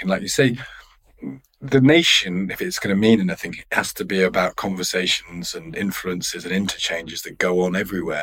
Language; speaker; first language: English; native; English